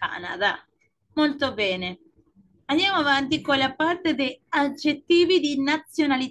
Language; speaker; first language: Italian; non-native, fluent; Spanish